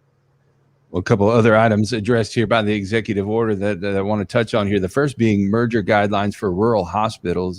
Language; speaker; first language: English; native; English